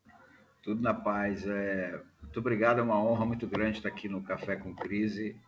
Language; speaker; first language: Portuguese; native; Portuguese